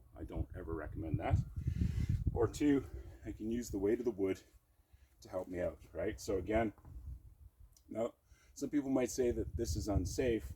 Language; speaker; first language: English; native; English